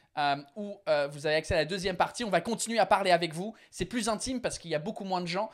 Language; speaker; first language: French; non-native, fluent; English